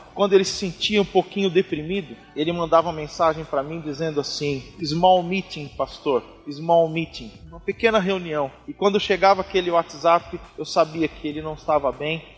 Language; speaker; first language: Portuguese; native; Portuguese